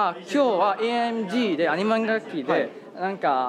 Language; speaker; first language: Japanese; non-native, fluent; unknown